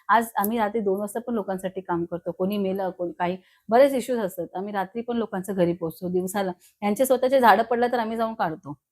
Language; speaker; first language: Marathi; non-native, local second language; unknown